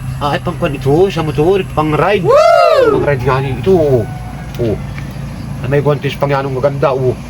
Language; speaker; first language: Filipino; native; Filipino